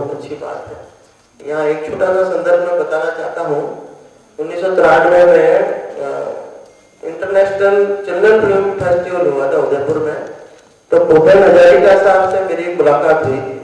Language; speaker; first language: Hindi; native; Hindi